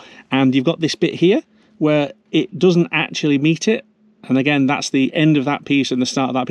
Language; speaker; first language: English; native; English